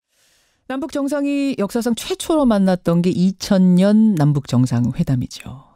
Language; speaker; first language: Korean; native; Korean